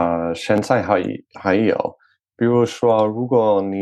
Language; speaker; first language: Chinese; non-native, learner; French